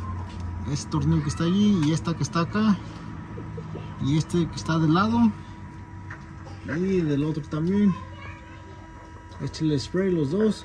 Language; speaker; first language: Spanish; early bilingual, heritage; Spanish